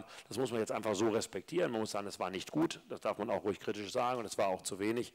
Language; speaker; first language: German; native; German